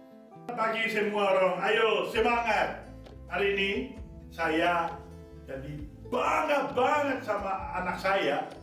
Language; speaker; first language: Indonesian; non-native, fluent; French